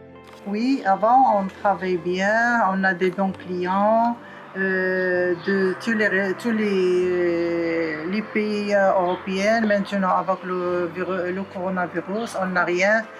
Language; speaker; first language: French; non-native, local second language; Arabic